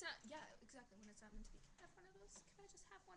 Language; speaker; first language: English; native; English